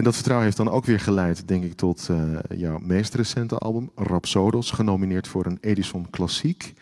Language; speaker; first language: Dutch; native; Dutch